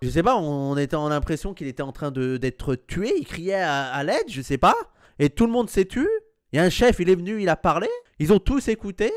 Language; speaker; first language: French; native; French